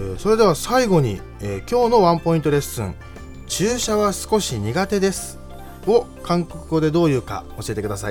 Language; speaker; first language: Japanese; native; Japanese